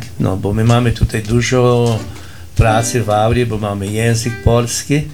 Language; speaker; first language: Polish; early bilingual, heritage; Polish